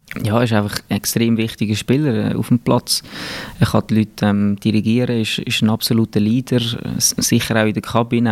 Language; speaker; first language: German; native; German